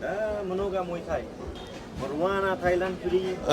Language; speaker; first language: Russian; non-native, learner; Thai